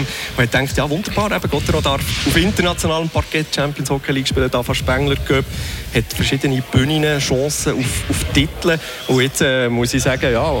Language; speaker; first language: German; native; German